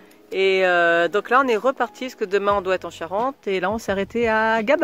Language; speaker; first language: French; native; French